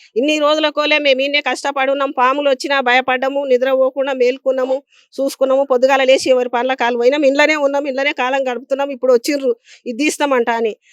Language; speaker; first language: Telugu; native; Telugu